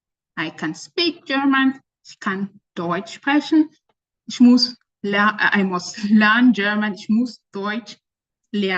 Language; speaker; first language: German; non-native, fluent; French